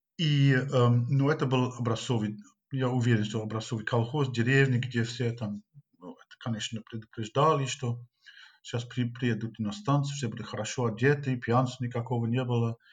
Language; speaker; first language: Russian; non-native, fluent; English